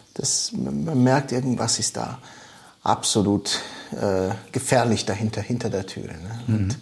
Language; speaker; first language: German; native; German